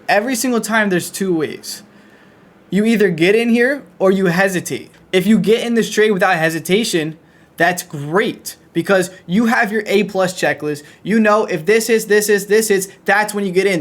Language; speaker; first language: English; native; English